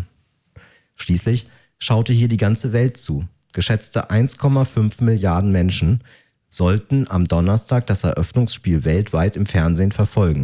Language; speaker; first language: German; native; German